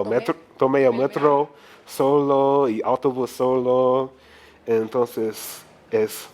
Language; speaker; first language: Spanish; non-native, learner; English